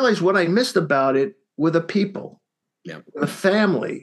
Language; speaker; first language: English; native; English